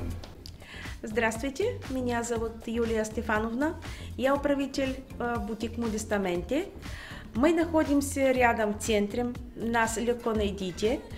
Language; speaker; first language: Russian; non-native, learner; Bulgarian